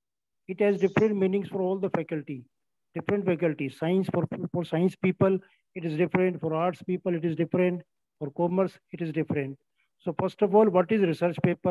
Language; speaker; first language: English; non-native, local second language; Hindi